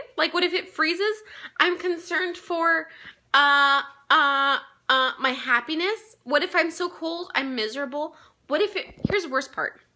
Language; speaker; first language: English; native; English